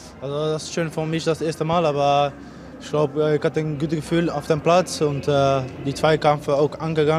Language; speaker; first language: German; non-native, fluent; Dutch